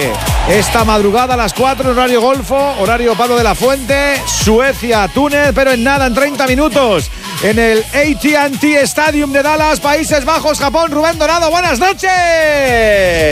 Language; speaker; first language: Spanish; native; Spanish